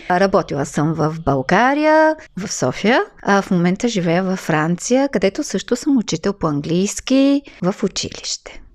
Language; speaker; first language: Bulgarian; native; Bulgarian